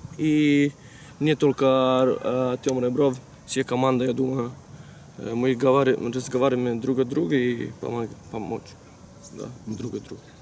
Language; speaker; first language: Russian; non-native, learner; Italian